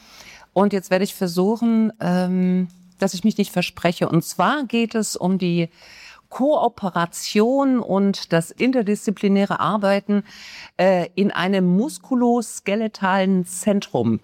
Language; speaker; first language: German; native; German